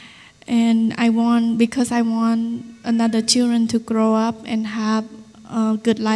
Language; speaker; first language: English; non-native, learner; Vietnamese